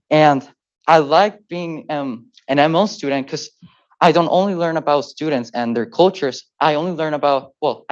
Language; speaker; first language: English; early bilingual, other home language; Spanish